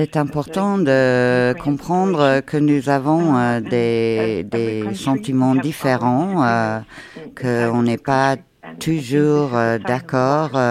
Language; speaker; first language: French; non-native, fluent; Ukrainian